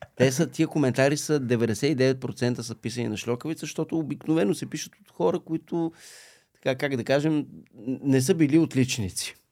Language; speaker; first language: Bulgarian; native; Bulgarian